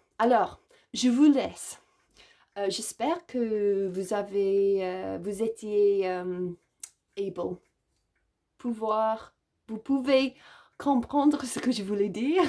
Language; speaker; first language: French; non-native, learner; English